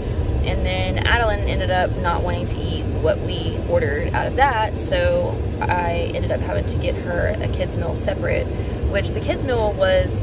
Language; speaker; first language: English; native; English